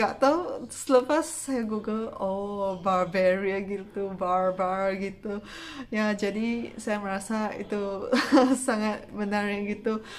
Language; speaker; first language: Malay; non-native, local second language; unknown